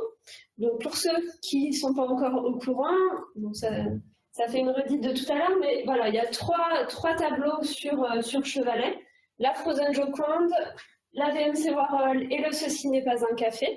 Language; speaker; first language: French; native; French